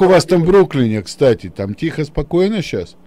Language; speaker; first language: Russian; native; Russian